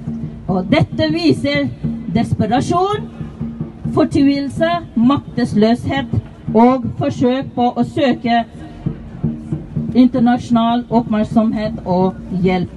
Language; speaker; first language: Norwegian; non-native, fluent; Tibetan